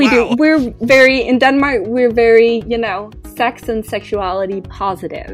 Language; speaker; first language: English; non-native, fluent; Danish